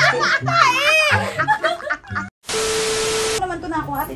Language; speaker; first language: Filipino; native; Filipino